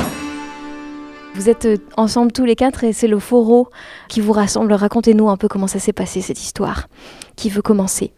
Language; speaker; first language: French; native; French